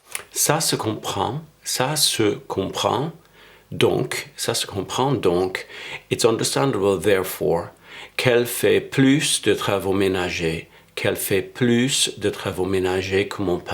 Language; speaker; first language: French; non-native, fluent; English